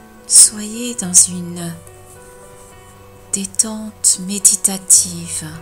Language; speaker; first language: French; native; French